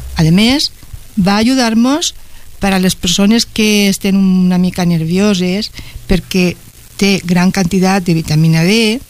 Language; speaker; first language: Catalan; non-native, local second language; Spanish